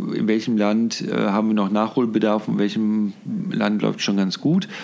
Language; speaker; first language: German; native; German